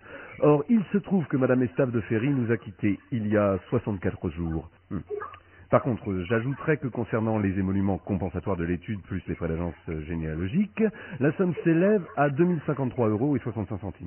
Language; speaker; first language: French; native; French